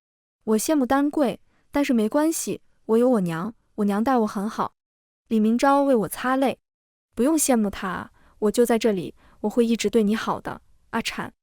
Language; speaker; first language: Chinese; native; Chinese